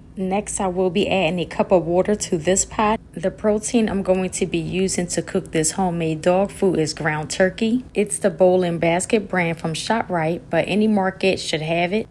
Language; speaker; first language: English; native; English